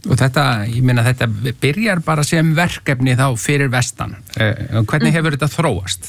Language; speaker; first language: Icelandic; native; Icelandic